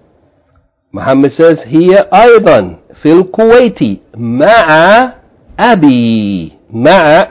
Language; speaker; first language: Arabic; non-native, fluent; English